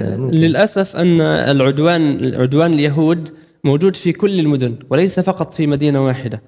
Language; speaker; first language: Arabic; native; Arabic